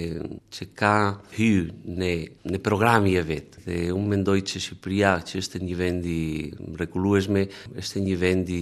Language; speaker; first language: Albanian; non-native, learner; Spanish